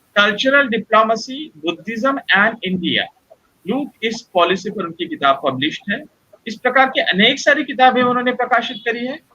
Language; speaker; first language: Hindi; non-native, local second language; Marathi